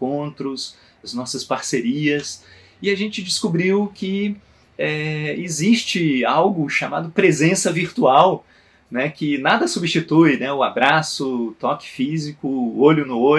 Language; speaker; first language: Portuguese; native; Portuguese